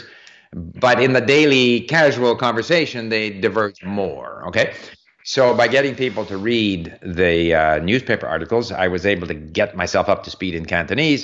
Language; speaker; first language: English; native; English